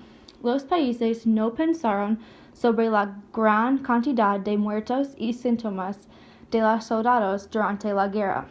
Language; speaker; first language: Spanish; non-native, learner; English